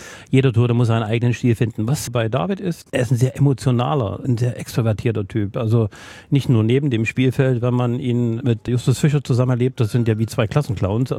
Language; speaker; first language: German; native; German